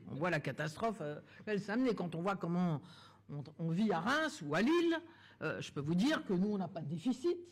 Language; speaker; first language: French; native; French